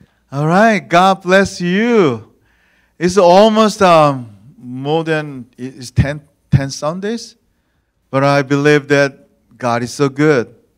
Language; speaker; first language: English; non-native, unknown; Korean